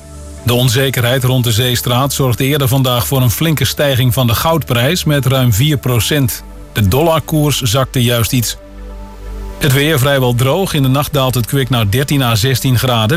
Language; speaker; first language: Dutch; native; Dutch